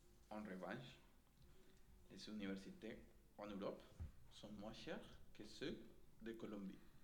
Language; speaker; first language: French; non-native, fluent; Spanish